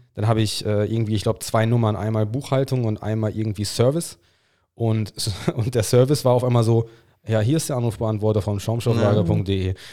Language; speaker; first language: German; non-native, fluent; English